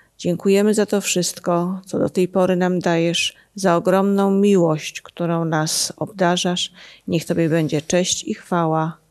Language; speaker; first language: Polish; native; Polish